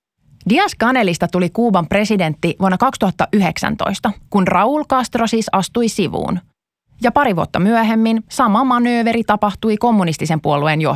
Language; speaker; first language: Finnish; native; Finnish